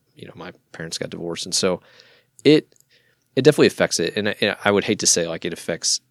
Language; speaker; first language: English; native; English